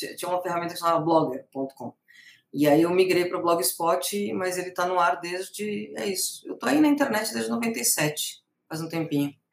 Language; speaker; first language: Portuguese; early bilingual, other home language; Spanish